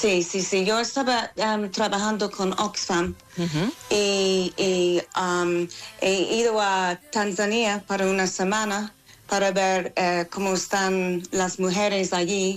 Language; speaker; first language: Spanish; non-native, learner; English